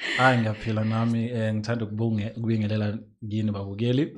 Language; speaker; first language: Zulu; native; Zulu